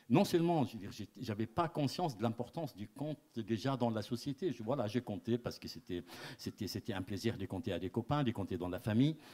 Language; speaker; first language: French; non-native, local second language; Arabic